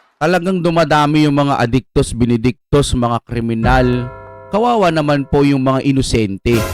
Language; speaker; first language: Filipino; non-native, local second language; Iloko